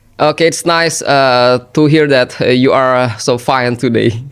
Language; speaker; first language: English; non-native, fluent; Indonesian